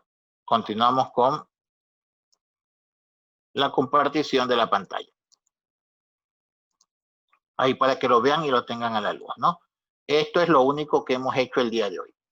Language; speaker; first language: Spanish; native; Spanish